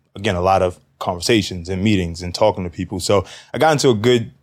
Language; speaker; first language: English; native; English